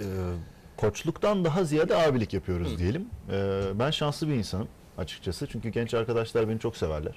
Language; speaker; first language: Turkish; native; Turkish